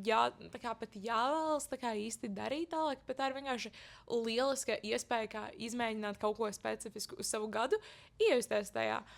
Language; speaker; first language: Latvian; native; Latvian